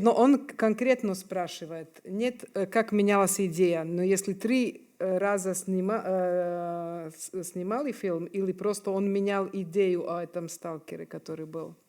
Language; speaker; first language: Russian; non-native, fluent; Serbian